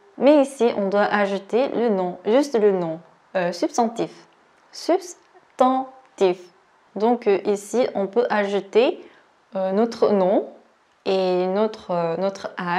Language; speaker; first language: French; non-native, learner; Korean